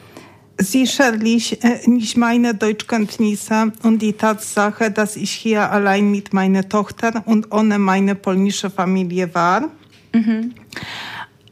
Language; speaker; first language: German; non-native, learner; Polish